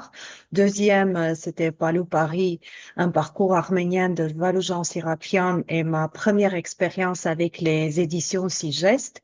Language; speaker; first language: French; non-native, fluent; Armenian